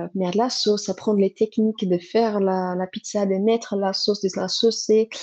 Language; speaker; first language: French; non-native, fluent; Portuguese